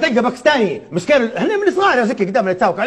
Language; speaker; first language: Arabic; native; Arabic